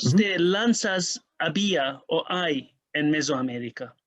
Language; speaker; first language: Spanish; non-native, learner; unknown